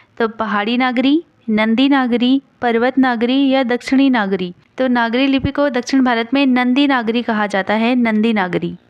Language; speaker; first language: Hindi; native; Hindi